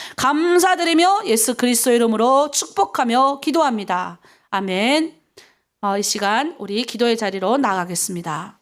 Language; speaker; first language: Korean; native; Korean